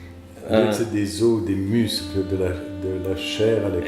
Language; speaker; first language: French; non-native, fluent; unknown